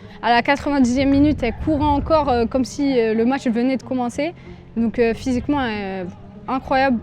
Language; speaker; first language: French; early bilingual, other home language; Arabic